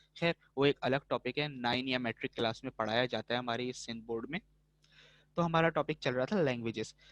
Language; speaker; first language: Urdu; native; Urdu